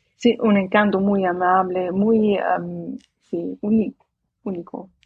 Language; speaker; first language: Spanish; non-native, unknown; Dutch